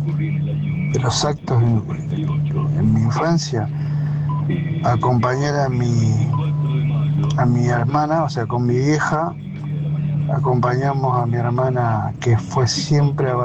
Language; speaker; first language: Spanish; native; Spanish